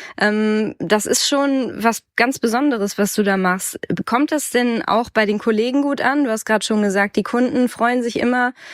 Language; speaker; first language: German; native; German